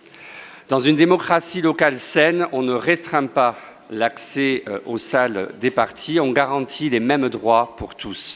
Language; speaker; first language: French; native; French